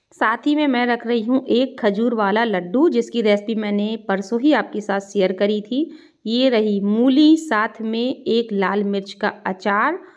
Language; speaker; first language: Hindi; native; Hindi